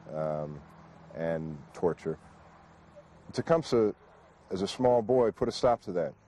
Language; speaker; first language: English; native; English